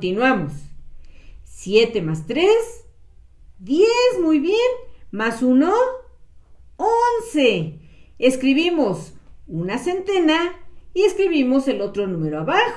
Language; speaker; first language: Spanish; native; Spanish